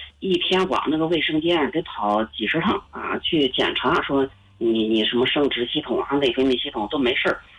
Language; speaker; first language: Chinese; native; Chinese